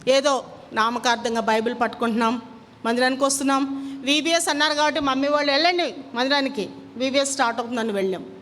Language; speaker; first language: Telugu; non-native, local second language; Kannada